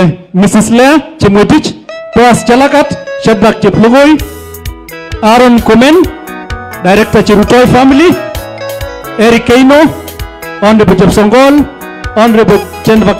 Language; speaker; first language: Swahili; non-native, local second language; Kalenjin